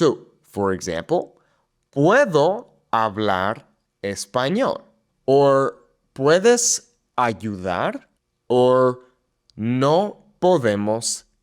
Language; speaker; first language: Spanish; non-native, fluent; English